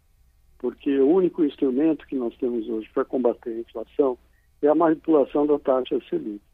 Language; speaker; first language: Portuguese; native; Portuguese